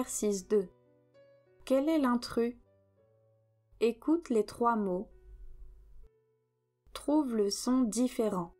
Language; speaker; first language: French; native; French